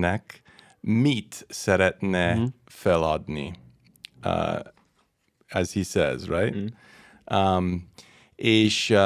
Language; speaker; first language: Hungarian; non-native, learner; English